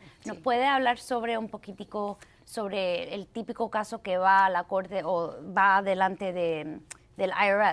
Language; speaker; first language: Spanish; early bilingual, heritage; Spanish